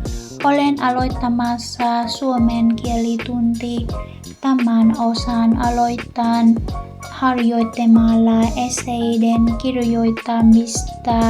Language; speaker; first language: Finnish; non-native, learner; Vietnamese